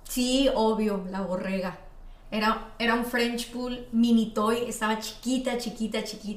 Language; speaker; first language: Spanish; native; Spanish